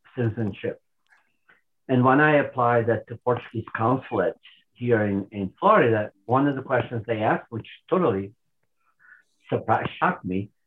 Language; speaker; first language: English; non-native, fluent; Portuguese